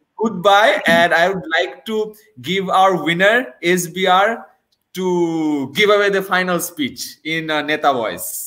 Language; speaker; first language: English; non-native, local second language; Bangla